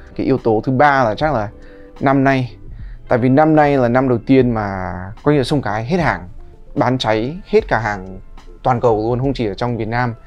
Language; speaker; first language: Vietnamese; early bilingual, heritage; Vietnamese